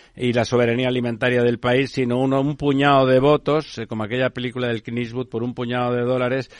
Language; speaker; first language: Spanish; native; Spanish